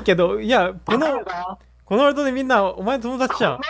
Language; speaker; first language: Japanese; native; Japanese